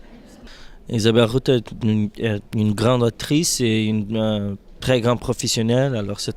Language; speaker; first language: French; non-native, fluent; Portuguese